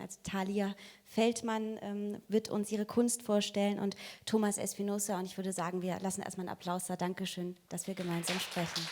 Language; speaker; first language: German; native; German